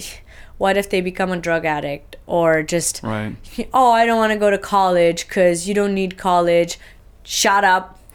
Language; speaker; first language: English; non-native, fluent; Romanian